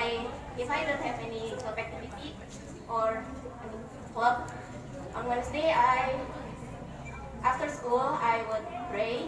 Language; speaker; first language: English; non-native, learner; Indonesian